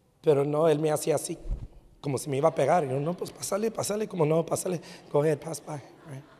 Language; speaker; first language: Spanish; early bilingual, heritage; Spanish